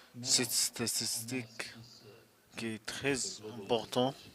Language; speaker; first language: French; non-native, learner; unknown